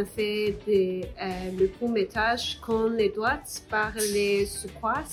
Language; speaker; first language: French; non-native, learner; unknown